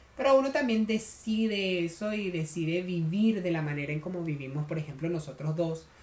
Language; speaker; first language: Spanish; native; Spanish